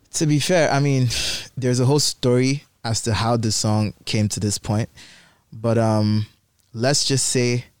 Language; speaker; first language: English; non-native, local second language; Igbo